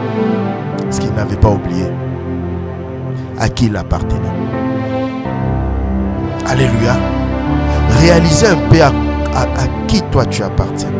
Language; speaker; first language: French; non-native, local second language; Lingala